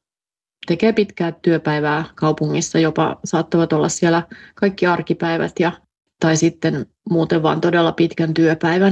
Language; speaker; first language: Finnish; native; Finnish